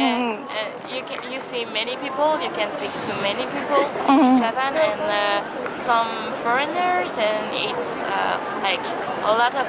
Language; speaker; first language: English; non-native, learner; French